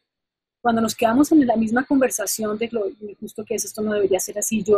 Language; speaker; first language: Spanish; native; Spanish